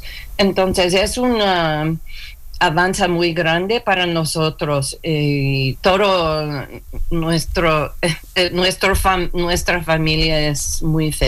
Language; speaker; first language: Spanish; non-native, learner; English